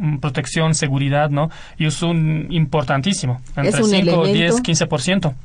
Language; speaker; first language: Spanish; non-native, fluent; Romanian